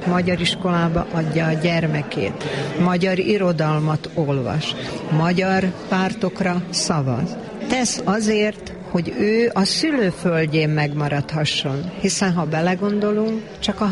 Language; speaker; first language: Hungarian; native; Hungarian